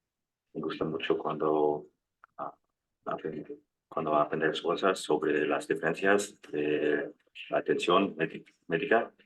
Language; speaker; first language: Spanish; non-native, learner; English